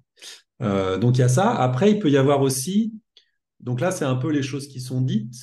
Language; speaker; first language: French; native; French